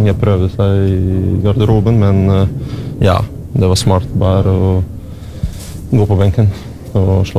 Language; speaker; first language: Norwegian; non-native, learner; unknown